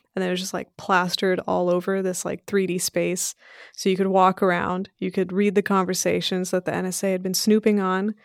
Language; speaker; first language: English; early bilingual, other home language; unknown